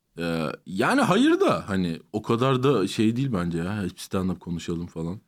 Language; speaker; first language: Turkish; native; Turkish